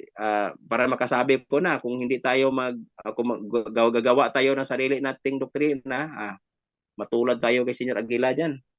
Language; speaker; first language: Filipino; non-native, local second language; Hiligaynon